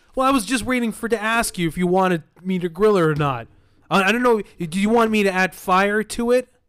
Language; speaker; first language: English; early bilingual, other home language; Arabic